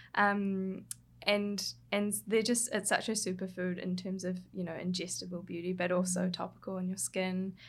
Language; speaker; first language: English; native; English